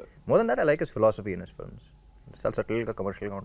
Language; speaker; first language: Telugu; native; Telugu